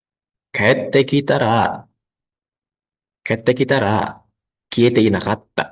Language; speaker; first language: Japanese; non-native, learner; Indonesian